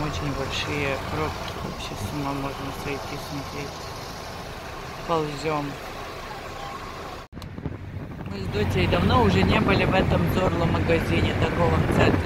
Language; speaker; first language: Russian; native; Russian